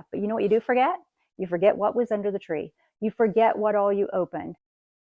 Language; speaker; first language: English; native; English